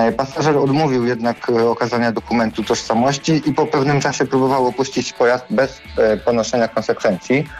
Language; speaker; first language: Polish; native; Polish